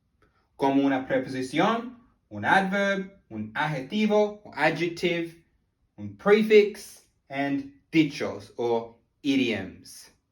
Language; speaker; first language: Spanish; non-native, learner; English